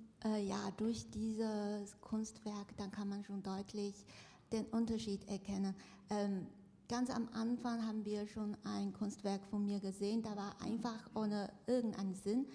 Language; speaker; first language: German; non-native, fluent; Chinese